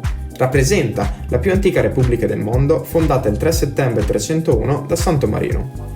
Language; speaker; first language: Italian; native; Italian